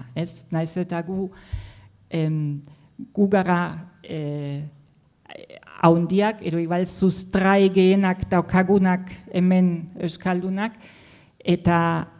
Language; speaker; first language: Basque; non-native, fluent; German